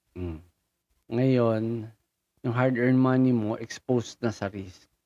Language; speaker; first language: Filipino; native; Filipino